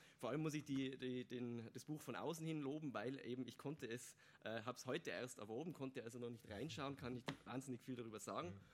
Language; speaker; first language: German; native; German